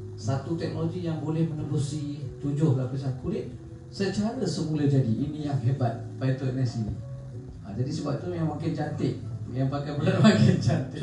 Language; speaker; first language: Malay; native; Malay